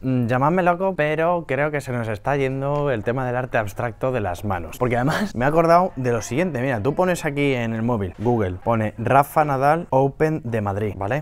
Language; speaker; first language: Spanish; native; Spanish